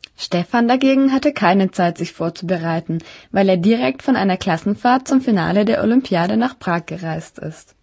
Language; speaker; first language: German; native; German